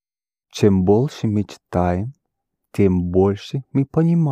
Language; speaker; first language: Russian; non-native, learner; English